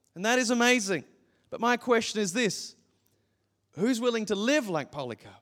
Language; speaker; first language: English; native; English